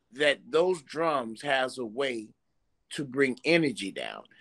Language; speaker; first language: English; native; English